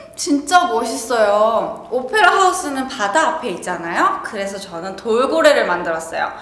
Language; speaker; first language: Korean; native; Korean